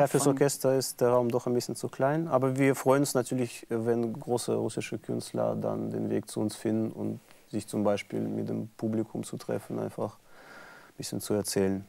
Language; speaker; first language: German; non-native, fluent; Russian